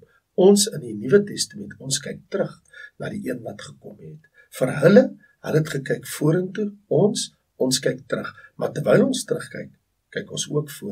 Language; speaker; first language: Afrikaans; native; Afrikaans